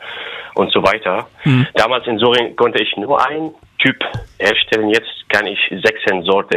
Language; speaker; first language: German; non-native, fluent; Arabic